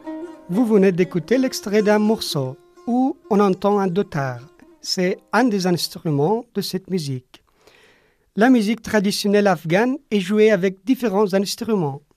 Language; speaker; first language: French; non-native, fluent; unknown